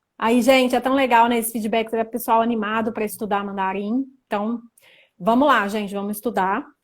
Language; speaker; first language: Portuguese; native; Portuguese